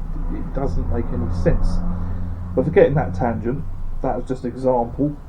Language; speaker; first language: English; native; English